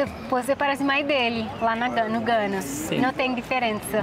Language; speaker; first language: Portuguese; non-native, fluent; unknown